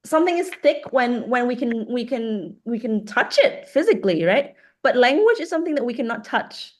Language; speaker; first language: English; non-native, fluent; Vietnamese